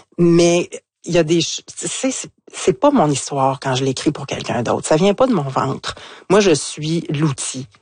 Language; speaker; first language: French; native; French